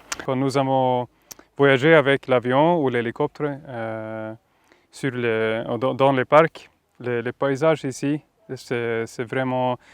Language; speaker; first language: French; non-native, fluent; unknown